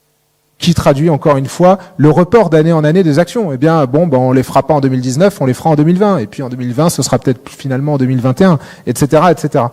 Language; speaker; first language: French; native; French